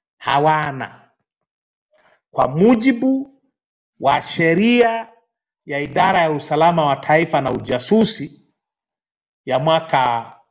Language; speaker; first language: Swahili; non-native, local second language; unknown